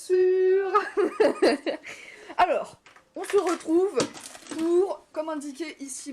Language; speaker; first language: French; native; French